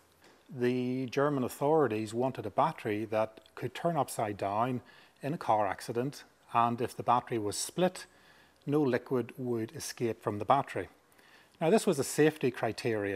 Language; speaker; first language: English; native; English